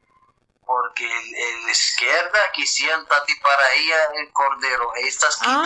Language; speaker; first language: Spanish; non-native, learner; Arabic